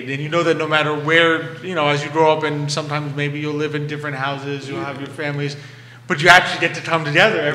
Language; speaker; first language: English; native; English